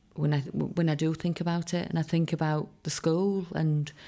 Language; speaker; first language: English; early bilingual, other home language; Irish